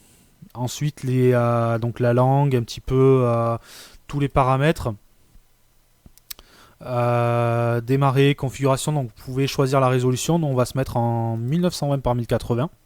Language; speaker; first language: French; native; French